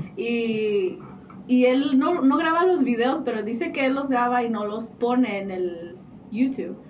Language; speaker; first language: Spanish; early bilingual, heritage; Spanish